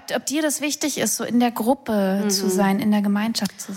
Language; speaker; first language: German; native; German